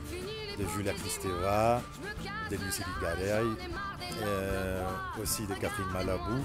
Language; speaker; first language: French; non-native, fluent; Spanish